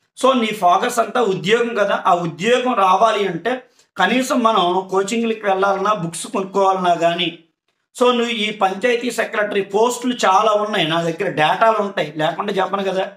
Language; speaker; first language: Telugu; native; Telugu